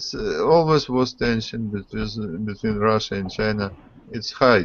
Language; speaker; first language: English; non-native, learner; Russian